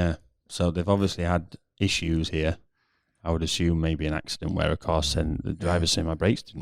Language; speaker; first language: English; native; English